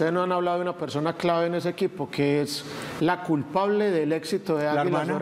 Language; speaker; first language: Spanish; native; Spanish